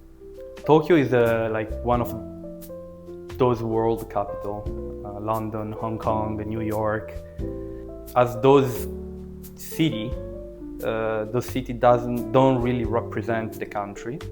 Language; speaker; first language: English; early bilingual, other home language; Italian